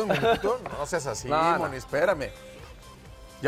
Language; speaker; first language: Spanish; native; Spanish